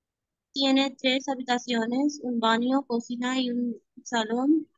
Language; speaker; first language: Spanish; non-native, learner; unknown